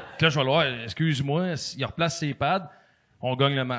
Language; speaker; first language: French; native; French